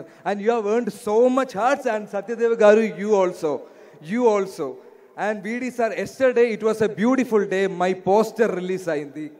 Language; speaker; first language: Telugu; non-native, learner; Malayalam